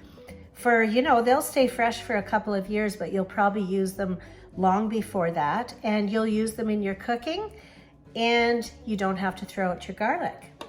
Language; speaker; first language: English; native; English